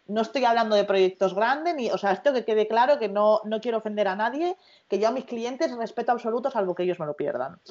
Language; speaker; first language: Spanish; native; Spanish